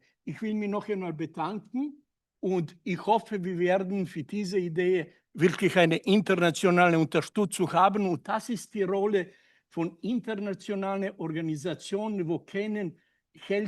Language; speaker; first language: German; non-native, learner; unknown